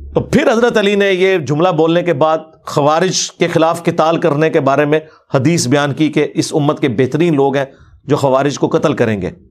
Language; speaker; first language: Urdu; non-native, local second language; Punjabi